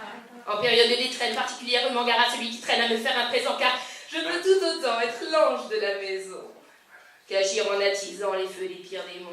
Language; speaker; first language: French; native; French